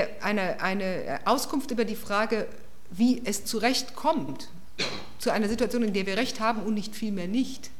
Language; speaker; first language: German; native; German